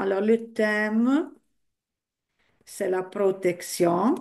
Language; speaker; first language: French; non-native, fluent; Italian